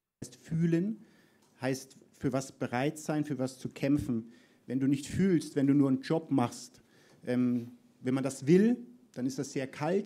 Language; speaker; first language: German; native; German